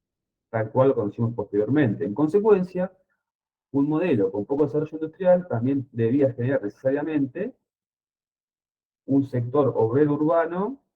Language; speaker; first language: Spanish; native; Spanish